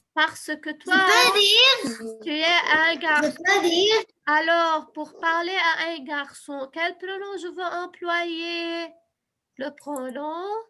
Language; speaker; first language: French; non-native, fluent; Arabic